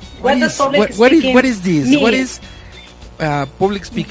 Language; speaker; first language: English; non-native, learner; Spanish